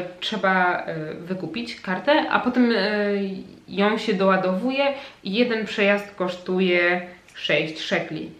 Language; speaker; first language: Polish; native; Polish